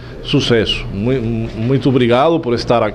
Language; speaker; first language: Portuguese; non-native, learner; Spanish